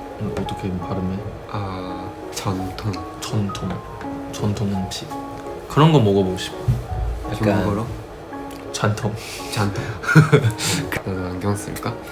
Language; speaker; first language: Korean; non-native, fluent; Chinese